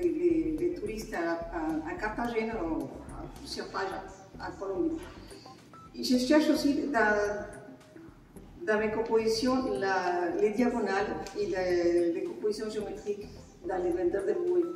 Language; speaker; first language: French; non-native, fluent; Spanish